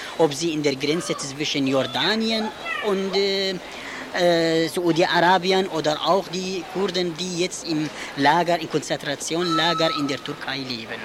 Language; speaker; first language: German; non-native, learner; Kurdish